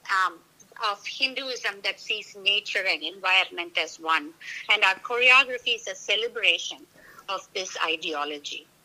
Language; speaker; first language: English; non-native, local second language; Tamil